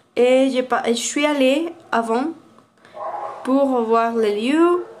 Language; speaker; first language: French; non-native, learner; Spanish